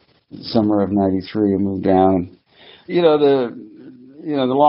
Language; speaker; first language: English; native; English